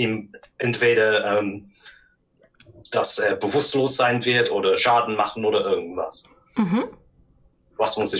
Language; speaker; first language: German; non-native, learner; English